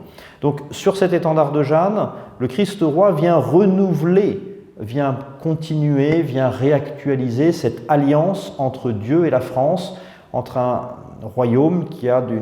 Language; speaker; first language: French; native; French